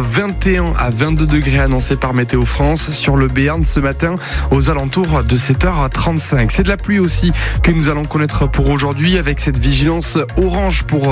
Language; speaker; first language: French; native; French